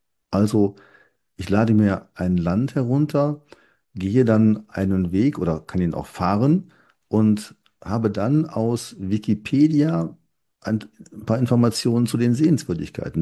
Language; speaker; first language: German; native; German